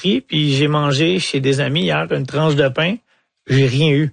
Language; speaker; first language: French; native; French